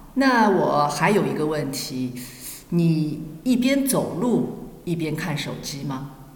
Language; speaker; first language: Chinese; native; Chinese